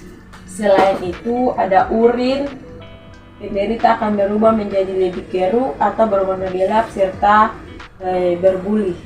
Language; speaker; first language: Indonesian; non-native, local second language; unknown